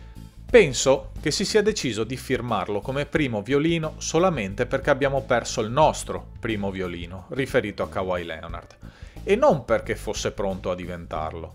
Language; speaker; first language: Italian; native; Italian